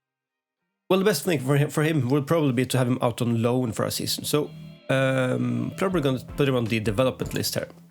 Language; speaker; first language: English; non-native, fluent; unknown